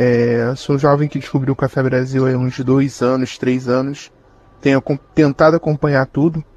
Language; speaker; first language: Portuguese; native; Portuguese